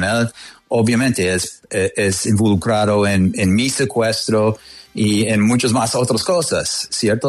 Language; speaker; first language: Spanish; non-native, fluent; English